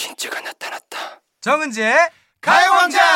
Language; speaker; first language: Korean; native; Korean